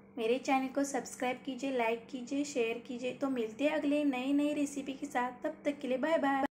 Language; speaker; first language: Hindi; non-native, local second language; Marathi